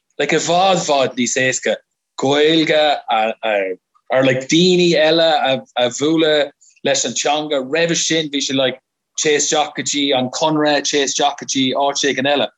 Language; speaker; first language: Irish; non-native, local second language; English